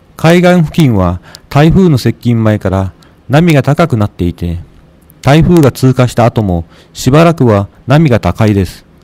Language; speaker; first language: Japanese; native; Japanese